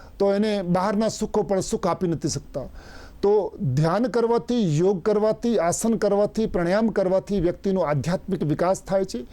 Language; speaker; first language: Gujarati; non-native, local second language; Hindi